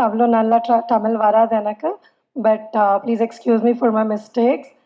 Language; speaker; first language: Tamil; non-native, learner; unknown